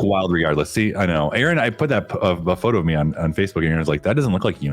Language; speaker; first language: English; native; English